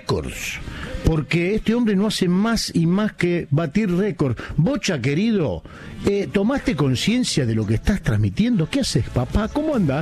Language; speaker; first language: Spanish; native; Spanish